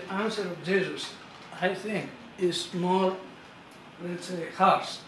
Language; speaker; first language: English; non-native, fluent; Greek